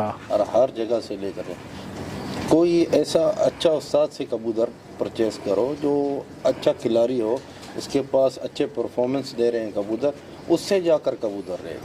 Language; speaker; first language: Hindi; non-native, learner; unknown